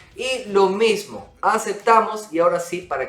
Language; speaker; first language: Spanish; native; Spanish